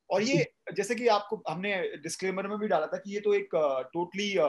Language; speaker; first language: Hindi; native; Hindi